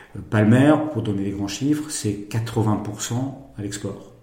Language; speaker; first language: French; native; French